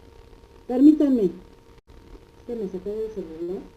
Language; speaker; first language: Spanish; native; Spanish